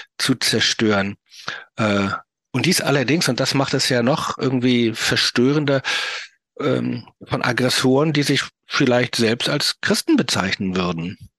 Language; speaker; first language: German; native; German